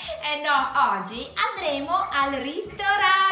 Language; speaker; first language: Italian; native; Italian